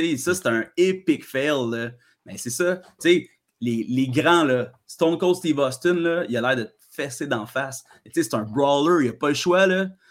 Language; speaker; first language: French; native; French